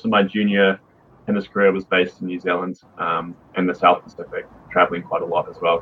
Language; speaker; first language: English; native; English